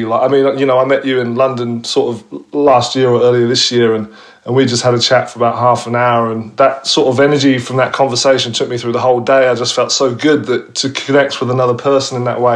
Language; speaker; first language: English; native; English